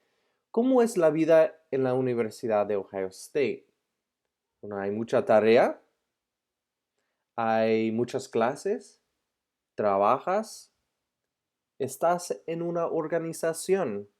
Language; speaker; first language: Spanish; non-native, fluent; English